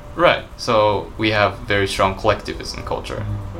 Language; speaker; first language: English; non-native, fluent; Japanese